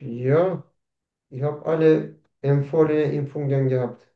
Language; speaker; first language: German; non-native, learner; Turkish